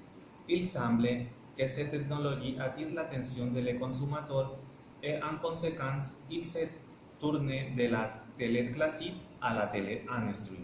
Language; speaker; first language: French; non-native, learner; Spanish